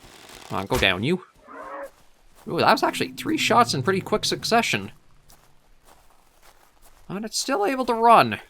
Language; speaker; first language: English; native; English